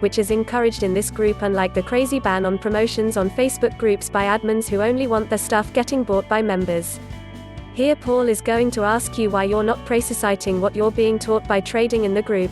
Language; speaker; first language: English; native; English